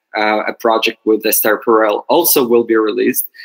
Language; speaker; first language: English; non-native, fluent; Ukrainian